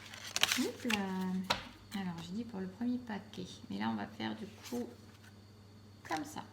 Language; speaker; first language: French; native; French